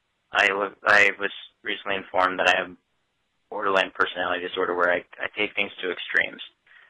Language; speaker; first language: English; native; English